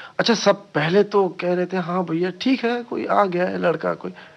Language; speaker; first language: Hindi; non-native, local second language; Marathi